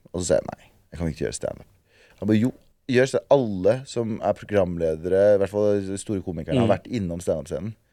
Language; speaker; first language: Norwegian; early bilingual, other home language; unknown